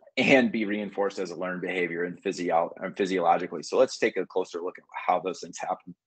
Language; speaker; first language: English; native; English